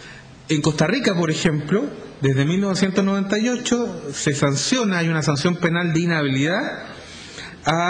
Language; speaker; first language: Spanish; native; Spanish